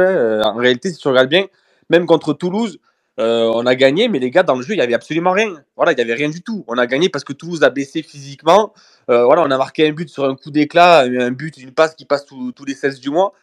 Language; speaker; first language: French; native; French